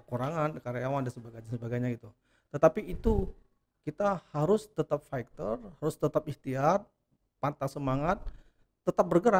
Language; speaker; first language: Indonesian; native; Indonesian